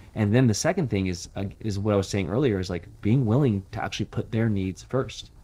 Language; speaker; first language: English; native; English